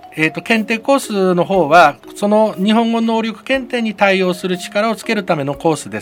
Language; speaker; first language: Japanese; native; Japanese